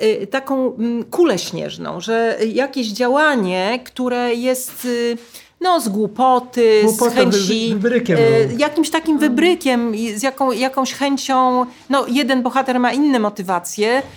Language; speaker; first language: Polish; native; Polish